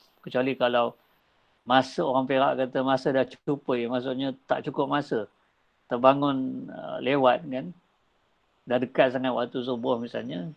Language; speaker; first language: Malay; native; Malay